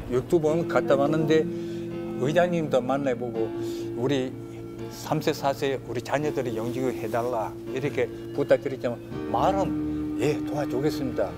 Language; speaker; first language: Korean; early bilingual, heritage; Korean